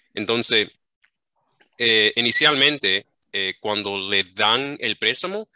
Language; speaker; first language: Spanish; early bilingual, other home language; English